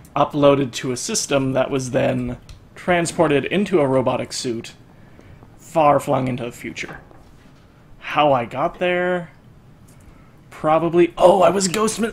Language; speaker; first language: English; native; English